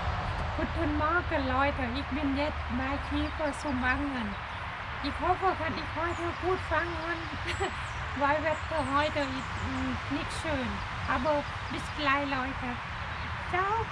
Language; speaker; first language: German; non-native, learner; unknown